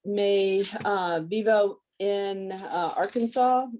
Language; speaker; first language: Spanish; non-native, learner; English